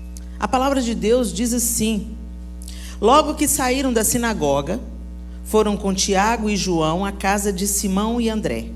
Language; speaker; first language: Portuguese; native; Portuguese